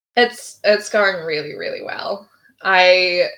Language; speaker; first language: English; native; English